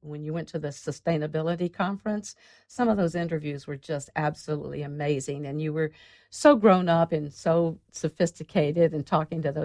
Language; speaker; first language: English; native; English